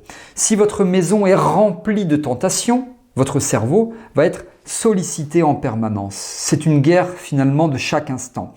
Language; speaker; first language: French; native; French